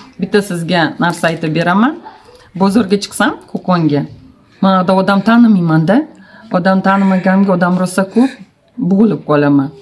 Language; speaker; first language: Uzbek; non-native, local second language; Tatar